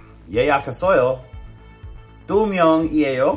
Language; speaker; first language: Korean; non-native, learner; English